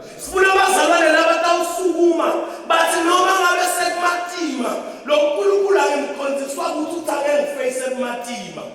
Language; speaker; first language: Zulu; non-native, local second language; Swati